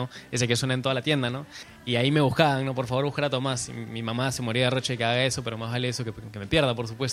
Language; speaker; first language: Spanish; native; Spanish